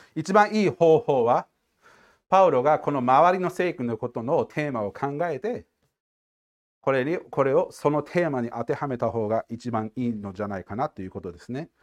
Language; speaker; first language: Japanese; non-native, fluent; English